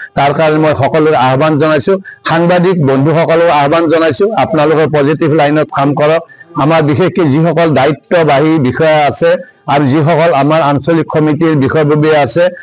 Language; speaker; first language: Assamese; native; Assamese